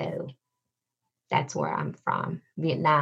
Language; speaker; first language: English; early bilingual, other home language; Vietnamese